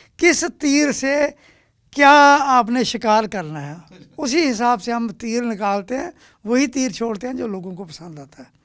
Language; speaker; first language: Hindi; non-native, local second language; Dogri